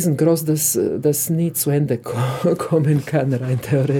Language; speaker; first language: German; non-native, fluent; Croatian